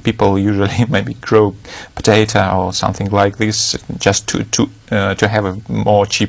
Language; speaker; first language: English; non-native, fluent; Russian